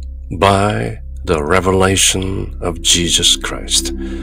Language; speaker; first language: English; non-native, fluent; Korean